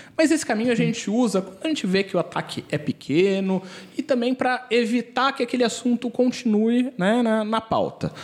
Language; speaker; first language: Portuguese; native; Portuguese